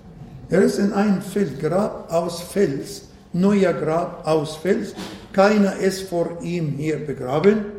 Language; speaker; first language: German; non-native, fluent; Arabic